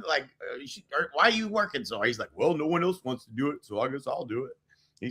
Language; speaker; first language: English; native; English